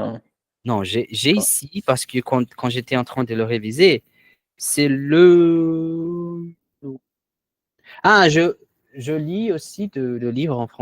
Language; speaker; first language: French; non-native, learner; Portuguese